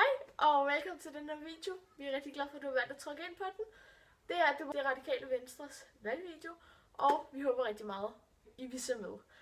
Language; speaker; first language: Danish; native; Danish